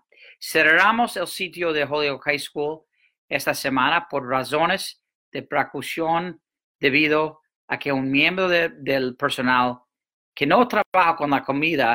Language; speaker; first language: Spanish; non-native, fluent; English